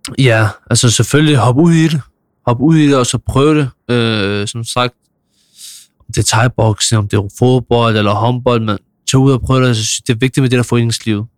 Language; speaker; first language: Danish; early bilingual, other home language; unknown